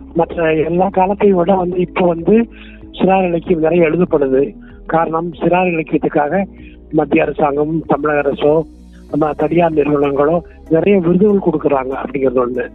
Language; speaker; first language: Tamil; non-native, local second language; Kannada